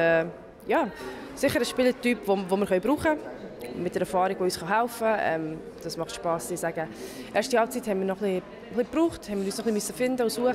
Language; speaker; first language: German; native; German